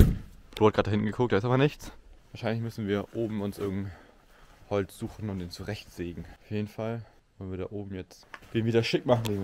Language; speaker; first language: German; native; German